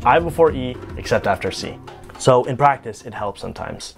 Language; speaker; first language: English; native; English